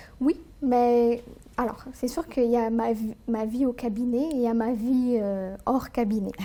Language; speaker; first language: French; non-native, local second language; Arabic